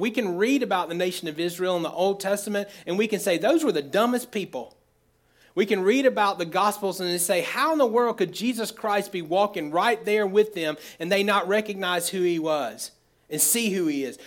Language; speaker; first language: English; native; English